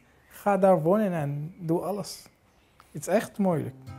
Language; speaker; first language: Dutch; non-native, learner; Arabic